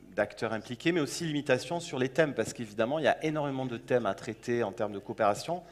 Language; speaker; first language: French; native; French